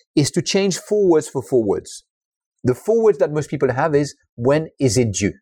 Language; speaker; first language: English; non-native, fluent; French